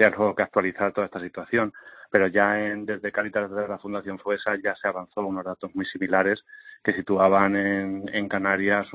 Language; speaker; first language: Spanish; native; Spanish